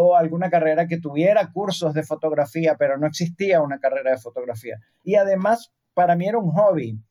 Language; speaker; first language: Spanish; native; Spanish